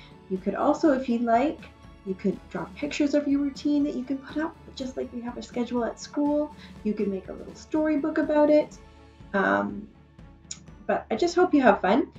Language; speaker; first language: English; native; English